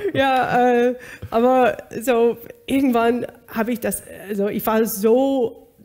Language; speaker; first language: German; non-native, fluent; English